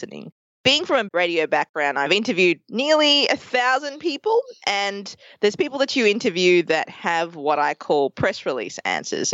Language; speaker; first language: English; native; English